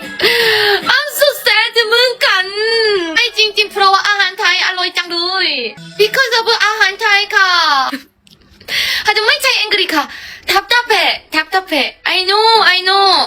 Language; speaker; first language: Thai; non-native, learner; Korean